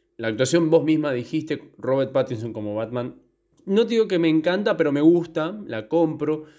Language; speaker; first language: Spanish; native; Spanish